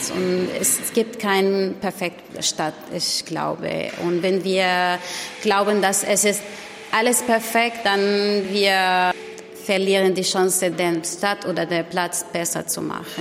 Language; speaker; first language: German; non-native, learner; Arabic